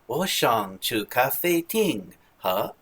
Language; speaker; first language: Chinese; non-native, learner; English